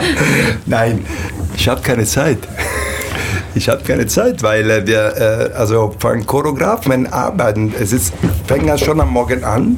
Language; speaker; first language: German; non-native, fluent; Italian